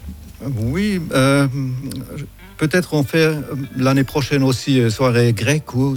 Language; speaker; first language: French; non-native, fluent; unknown